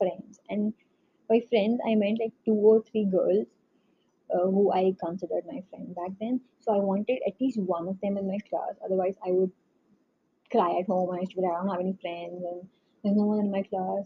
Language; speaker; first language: English; non-native, local second language; Hindi